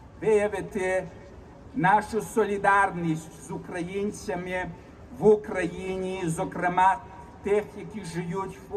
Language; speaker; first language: Ukrainian; early bilingual, heritage; Ukrainian